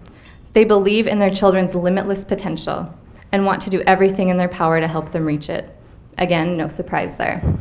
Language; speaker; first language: English; native; English